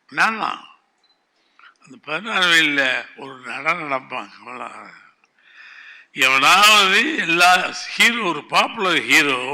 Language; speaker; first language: Tamil; native; Tamil